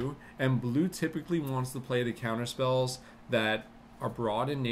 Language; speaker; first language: English; native; English